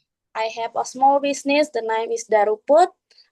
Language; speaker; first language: English; non-native, learner; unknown